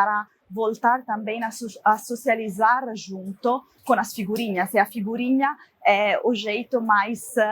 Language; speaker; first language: Portuguese; non-native, fluent; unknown